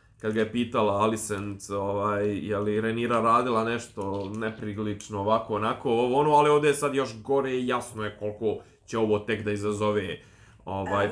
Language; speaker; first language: Serbian; native; Serbian